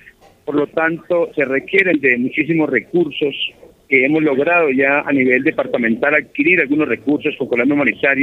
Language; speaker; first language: Spanish; native; Spanish